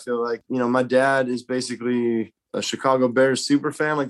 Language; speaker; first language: English; native; English